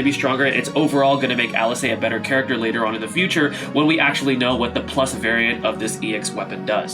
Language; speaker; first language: English; native; English